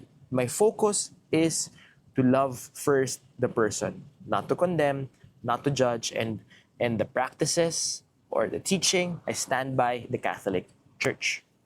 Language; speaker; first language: English; non-native, local second language; Filipino